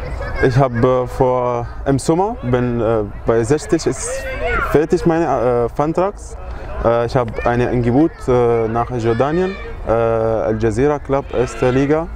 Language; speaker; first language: German; non-native, learner; Arabic